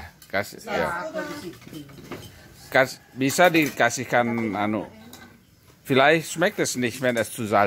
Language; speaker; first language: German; non-native, fluent; Indonesian